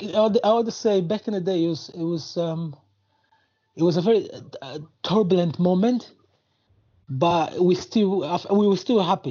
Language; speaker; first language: English; non-native, fluent; Portuguese